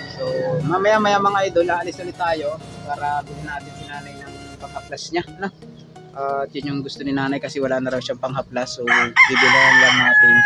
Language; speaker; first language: Filipino; native; Filipino